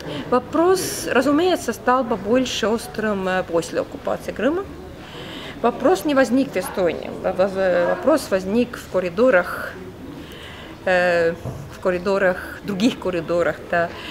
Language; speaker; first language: Russian; non-native, fluent; Estonian